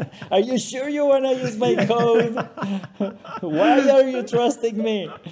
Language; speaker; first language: English; non-native, fluent; Spanish